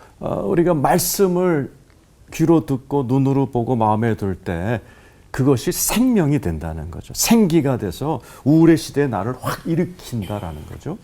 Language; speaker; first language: Korean; native; Korean